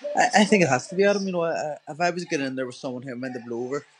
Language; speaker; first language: English; native; English